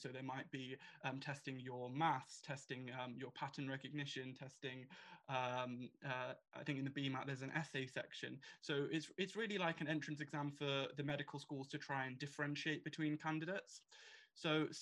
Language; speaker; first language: English; native; English